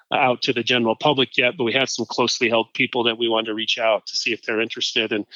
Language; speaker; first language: English; native; English